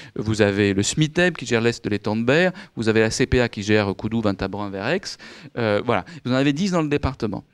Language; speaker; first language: French; native; French